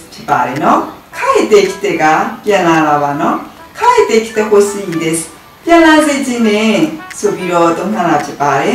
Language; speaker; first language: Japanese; non-native, fluent; Burmese